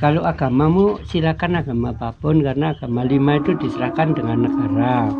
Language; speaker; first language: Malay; non-native, local second language; Javanese